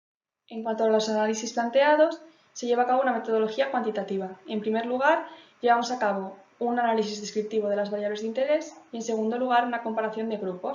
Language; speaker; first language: Spanish; native; Spanish